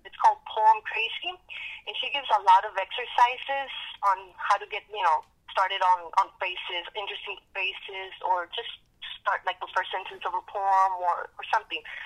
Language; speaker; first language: English; early bilingual, other home language; Spanish